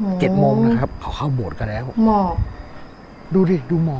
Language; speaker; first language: Thai; native; Thai